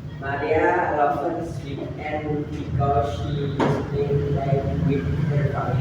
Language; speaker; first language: English; non-native, learner; Indonesian